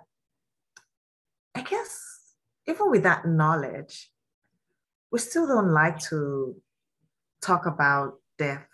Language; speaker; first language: English; non-native, local second language; Yoruba